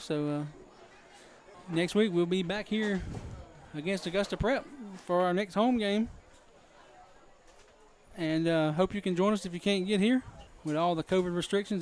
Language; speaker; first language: English; native; English